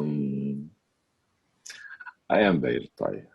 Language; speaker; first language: English; non-native, learner; Spanish